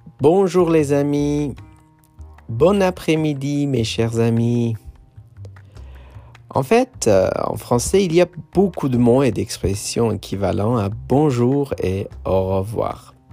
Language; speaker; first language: French; non-native, fluent; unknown